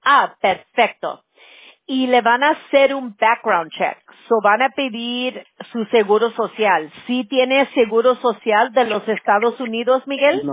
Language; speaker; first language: Spanish; early bilingual, heritage; Spanish